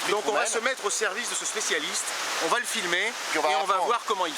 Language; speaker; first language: French; native; French